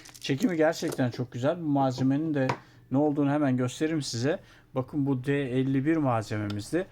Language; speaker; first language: Turkish; native; Turkish